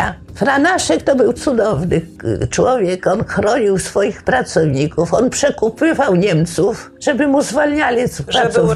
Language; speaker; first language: Polish; native; Polish